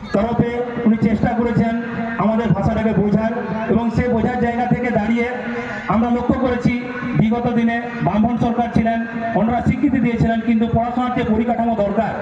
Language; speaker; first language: Bangla; non-native, local second language; Santali